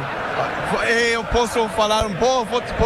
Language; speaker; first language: Portuguese; non-native, learner; English